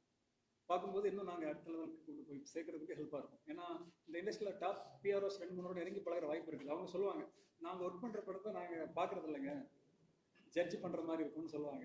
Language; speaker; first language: Tamil; native; Tamil